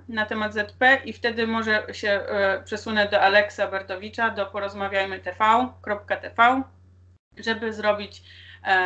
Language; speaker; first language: Polish; native; Polish